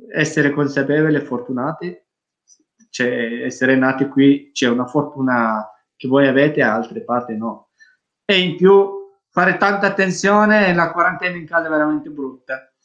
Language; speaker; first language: Italian; non-native, fluent; Persian